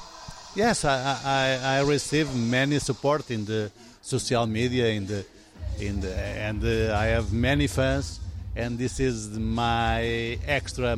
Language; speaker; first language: English; non-native, learner; Portuguese